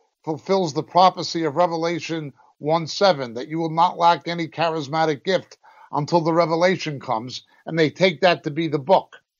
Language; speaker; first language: English; native; English